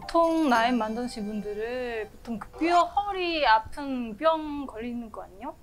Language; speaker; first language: Korean; non-native, learner; Vietnamese